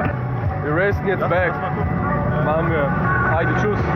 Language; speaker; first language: German; native; German